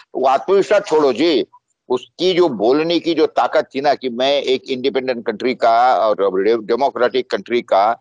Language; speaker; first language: Hindi; non-native, local second language; Marathi